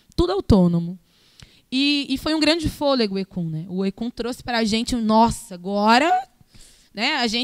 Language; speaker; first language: Portuguese; native; Portuguese